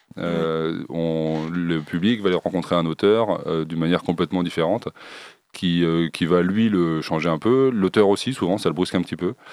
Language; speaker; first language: French; native; French